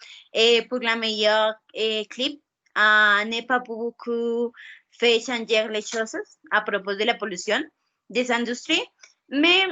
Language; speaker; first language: French; non-native, learner; Spanish